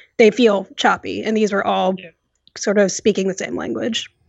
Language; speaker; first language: English; native; English